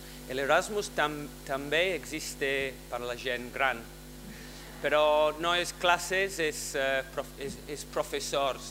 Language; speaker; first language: Catalan; non-native, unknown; English